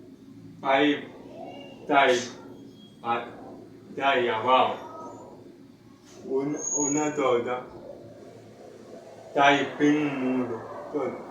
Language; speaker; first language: Spanish; non-native, learner; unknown